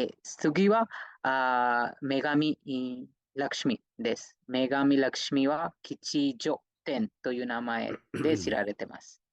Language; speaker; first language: Japanese; non-native, fluent; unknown